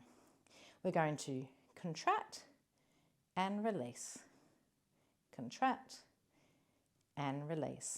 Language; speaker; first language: English; native; English